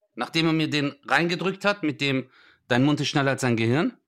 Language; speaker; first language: German; early bilingual, other home language; Turkish